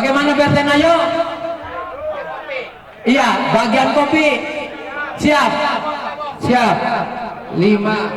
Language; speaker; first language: Indonesian; non-native, local second language; Javanese